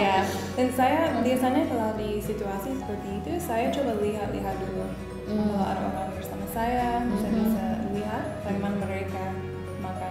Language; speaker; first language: Indonesian; non-native, fluent; English